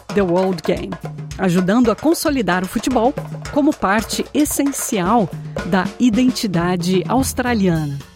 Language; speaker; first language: Portuguese; native; Portuguese